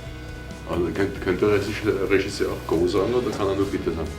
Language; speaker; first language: German; native; German